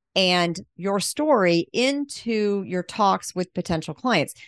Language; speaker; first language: English; native; English